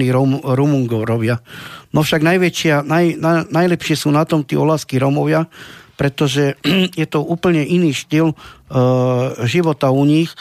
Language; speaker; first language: Slovak; non-native, local second language; Romany